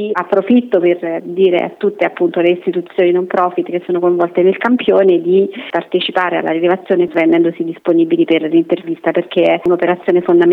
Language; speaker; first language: Italian; native; Italian